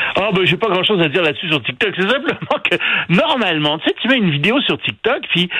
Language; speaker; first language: French; native; French